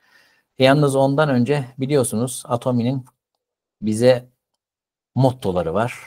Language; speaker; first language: Turkish; native; Turkish